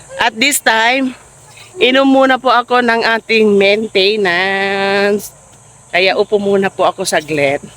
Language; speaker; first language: Filipino; native; Filipino